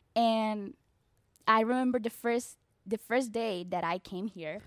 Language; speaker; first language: English; non-native, learner; Spanish